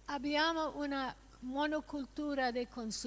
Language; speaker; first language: Italian; non-native, learner; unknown